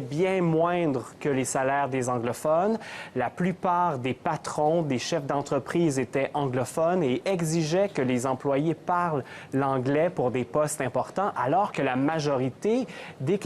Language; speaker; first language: French; native; French